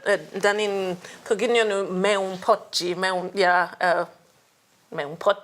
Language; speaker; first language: Welsh; non-native, learner; English